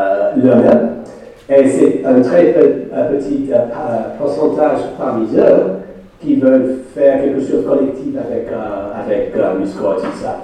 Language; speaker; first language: French; non-native, fluent; English